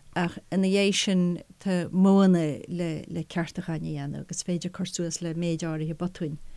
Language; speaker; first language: Irish; native; Irish